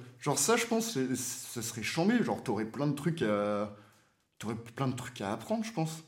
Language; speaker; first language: French; native; French